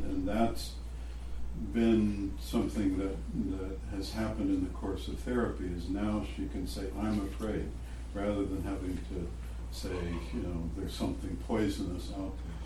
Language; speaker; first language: English; native; English